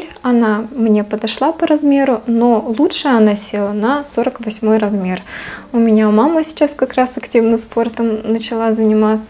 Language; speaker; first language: Russian; native; Russian